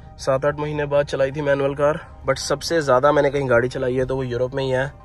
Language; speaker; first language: Hindi; native; Hindi